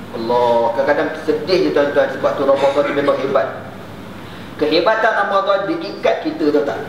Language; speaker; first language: Malay; native; Malay